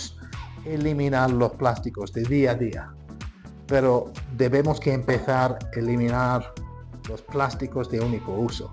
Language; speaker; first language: Spanish; non-native, fluent; English